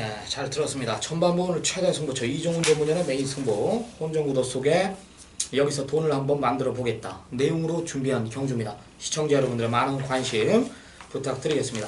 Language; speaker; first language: Korean; native; Korean